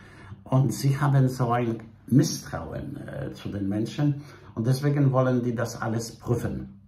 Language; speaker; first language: German; non-native, fluent; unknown